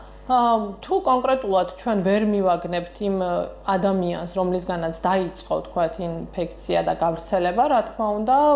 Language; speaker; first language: Georgian; native; Georgian